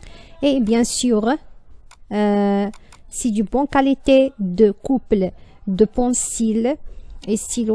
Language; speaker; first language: French; non-native, learner; Arabic